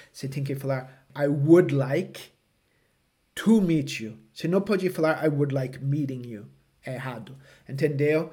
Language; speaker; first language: Portuguese; non-native, fluent; English